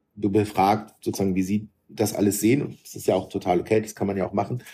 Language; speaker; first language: German; early bilingual, other home language; Arabic